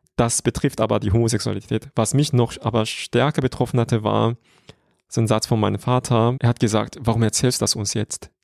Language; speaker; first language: German; non-native, fluent; Korean